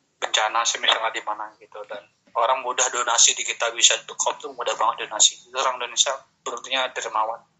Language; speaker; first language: Indonesian; native; Indonesian